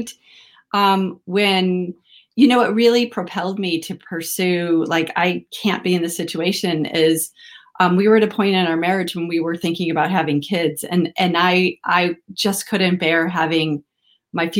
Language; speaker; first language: English; native; English